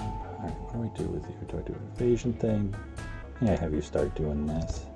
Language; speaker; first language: English; native; English